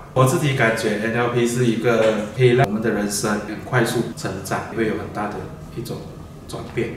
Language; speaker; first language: Chinese; native; Chinese